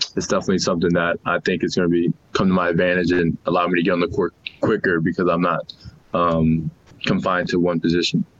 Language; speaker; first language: English; native; English